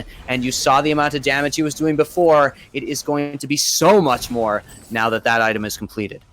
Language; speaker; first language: English; native; English